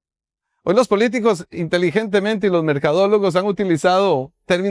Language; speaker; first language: Spanish; native; Spanish